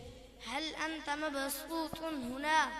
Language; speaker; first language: Arabic; non-native, learner; Urdu